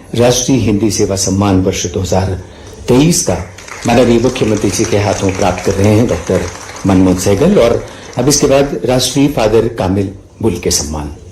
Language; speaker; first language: Hindi; native; Hindi